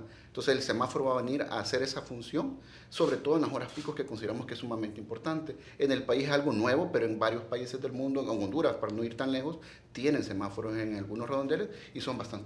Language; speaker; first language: Spanish; native; Spanish